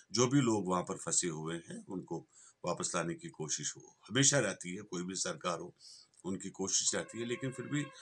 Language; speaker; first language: Hindi; non-native, local second language; Kashmiri